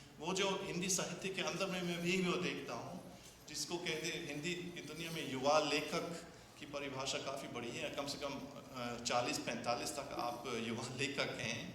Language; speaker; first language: Hindi; non-native, fluent; German